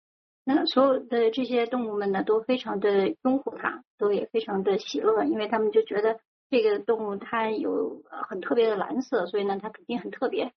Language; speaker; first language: Chinese; native; Chinese